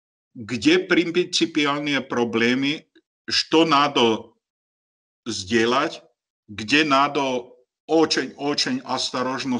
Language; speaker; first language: Russian; non-native, learner; Slovak